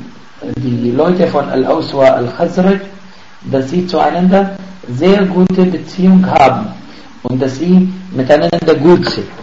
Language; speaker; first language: German; non-native, fluent; Arabic